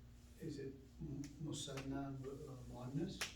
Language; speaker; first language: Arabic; non-native, learner; English